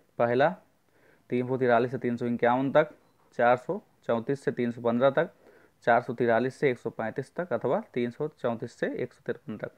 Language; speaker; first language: Hindi; native; Hindi